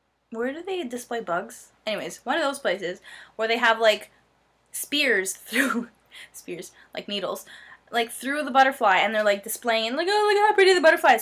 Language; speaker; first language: English; native; English